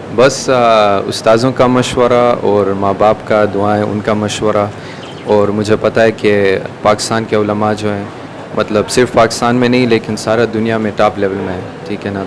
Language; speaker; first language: Urdu; early bilingual, heritage; Urdu